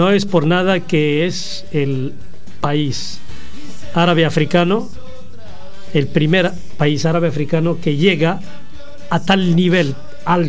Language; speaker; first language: Spanish; non-native, fluent; Arabic